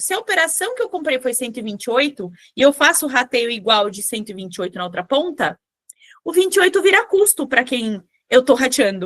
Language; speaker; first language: Portuguese; native; Portuguese